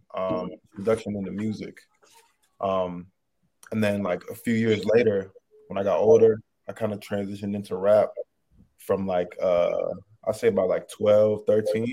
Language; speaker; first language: English; native; English